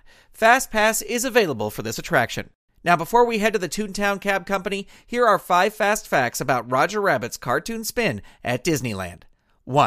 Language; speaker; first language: English; native; English